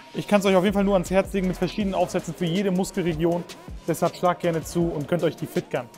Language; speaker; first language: German; early bilingual, other home language; Kurdish